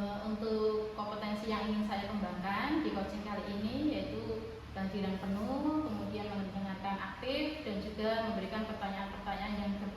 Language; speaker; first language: Indonesian; non-native, local second language; Javanese